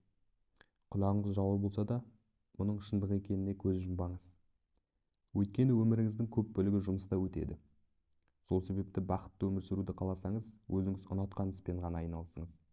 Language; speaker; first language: Kazakh; native; Kazakh